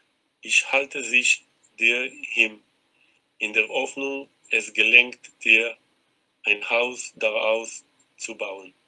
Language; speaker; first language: German; non-native, learner; Hebrew